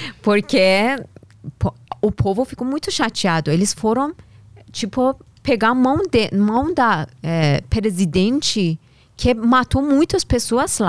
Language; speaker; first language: Portuguese; non-native, learner; Persian